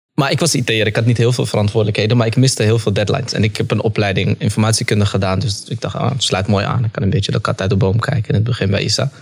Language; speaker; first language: Dutch; early bilingual, other home language; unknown